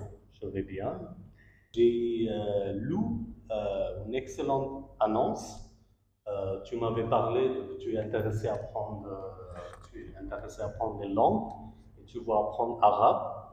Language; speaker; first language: French; non-native, learner; Bangla